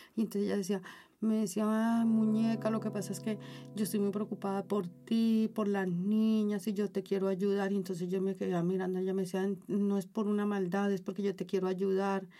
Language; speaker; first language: Spanish; native; Spanish